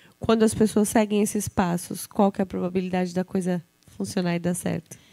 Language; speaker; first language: Portuguese; native; Portuguese